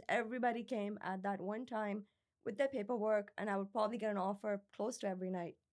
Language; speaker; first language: English; non-native, local second language; Urdu